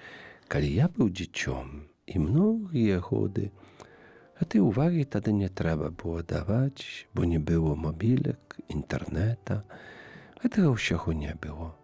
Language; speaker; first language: Belarusian; native; Belarusian